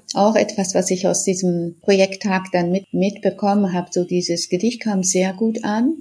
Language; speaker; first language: German; early bilingual, other home language; Persian